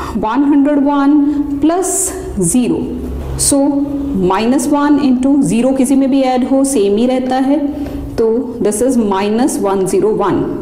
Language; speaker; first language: Hindi; non-native, local second language; Punjabi